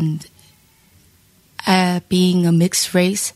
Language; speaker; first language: English; native; English